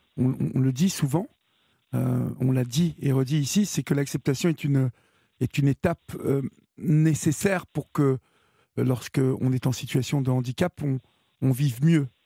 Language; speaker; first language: French; native; French